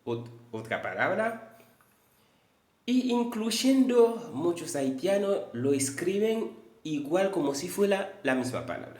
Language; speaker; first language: Spanish; non-native, fluent; Haitian Creole